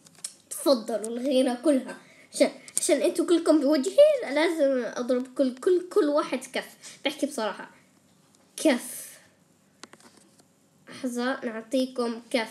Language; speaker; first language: Arabic; native; Arabic